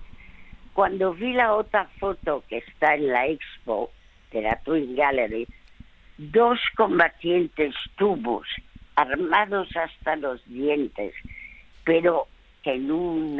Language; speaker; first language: Spanish; early bilingual, other home language; French